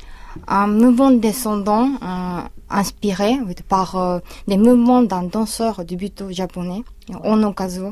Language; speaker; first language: French; non-native, fluent; Japanese